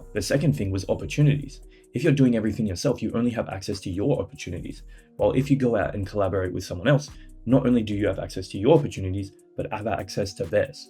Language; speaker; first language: English; native; English